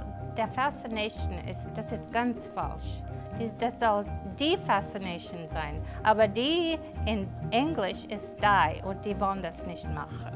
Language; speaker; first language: German; non-native, learner; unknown